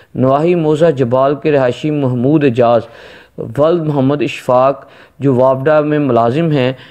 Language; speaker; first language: Hindi; non-native, local second language; Punjabi